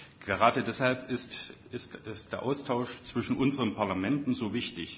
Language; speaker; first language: German; native; German